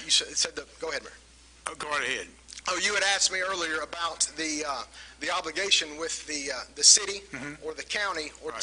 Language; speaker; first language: English; non-native, fluent; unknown